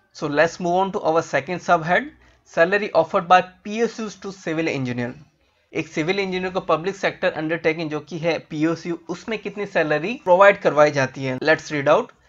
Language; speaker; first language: Hindi; native; Hindi